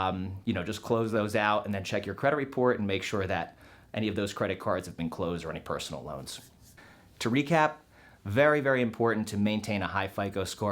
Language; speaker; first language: English; native; English